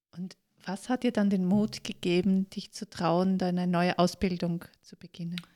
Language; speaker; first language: German; native; German